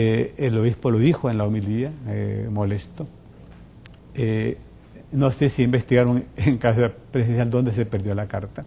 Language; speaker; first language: Spanish; native; Spanish